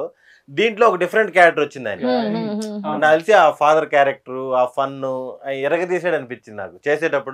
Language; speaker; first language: Telugu; native; Telugu